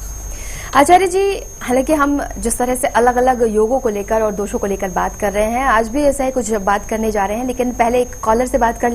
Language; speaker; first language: Hindi; native; Hindi